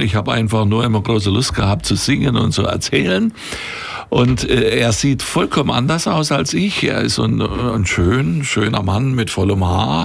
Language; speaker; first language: German; native; German